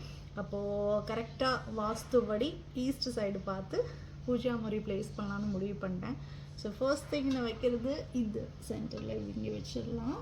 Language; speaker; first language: Tamil; non-native, local second language; Malayalam